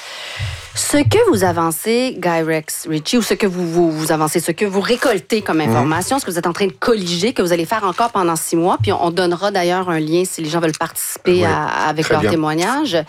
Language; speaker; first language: French; native; French